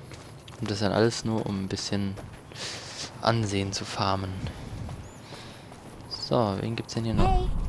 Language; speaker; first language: German; native; German